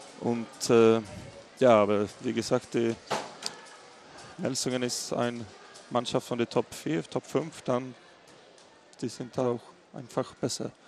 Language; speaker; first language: German; non-native, fluent; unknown